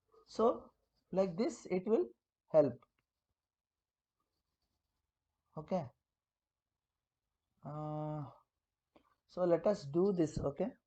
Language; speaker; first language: English; non-native, local second language; Kannada